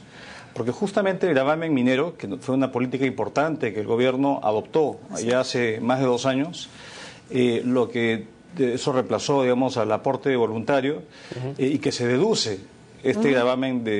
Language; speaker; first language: Spanish; native; Spanish